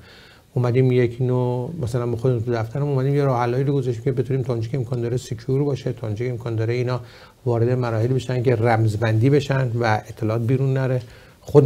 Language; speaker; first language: Persian; native; Persian